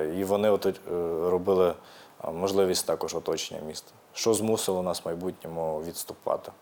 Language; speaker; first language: Ukrainian; native; Ukrainian